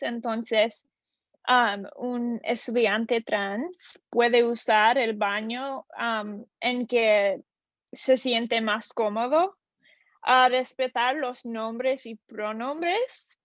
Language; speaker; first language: Spanish; non-native, learner; English